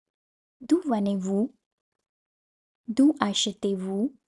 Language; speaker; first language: French; non-native, fluent; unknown